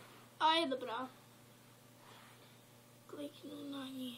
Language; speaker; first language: Czech; non-native, learner; Slovak